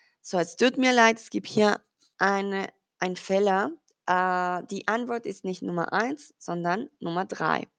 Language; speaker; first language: German; non-native, fluent; Spanish